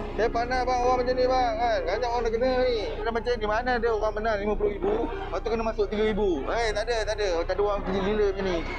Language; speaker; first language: Malay; native; Malay